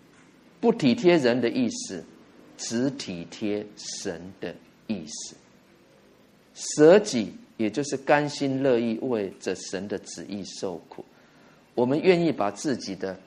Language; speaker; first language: Chinese; native; Chinese